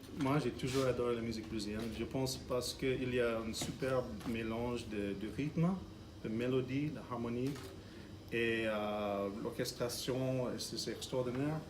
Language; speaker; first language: French; non-native, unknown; English